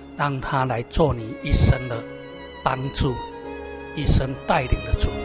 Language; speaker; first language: Chinese; native; Chinese